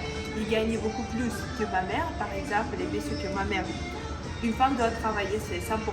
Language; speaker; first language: French; non-native, local second language; Ukrainian